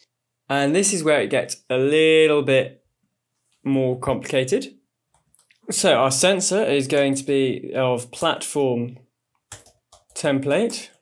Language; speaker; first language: English; native; English